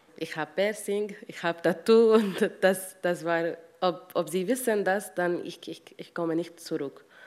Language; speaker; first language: German; non-native, learner; Arabic